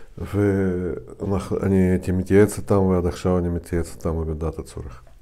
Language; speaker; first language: Hebrew; non-native, fluent; Russian